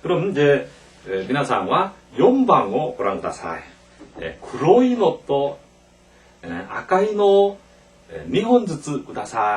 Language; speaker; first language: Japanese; non-native, fluent; Korean